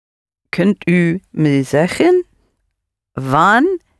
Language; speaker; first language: Dutch; non-native, learner; English